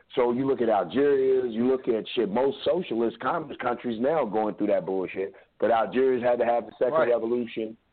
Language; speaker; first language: English; native; English